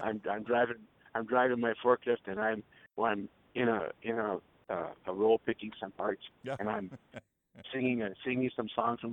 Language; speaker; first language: English; native; English